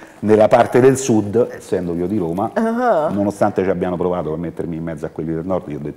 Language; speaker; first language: Italian; native; Italian